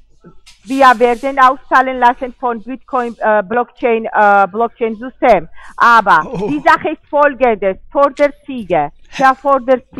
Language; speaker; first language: German; non-native, fluent; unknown